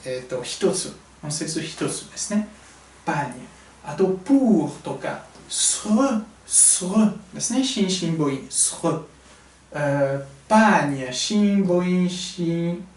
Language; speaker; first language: Japanese; non-native, fluent; French